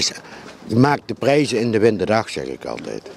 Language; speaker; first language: Dutch; native; Dutch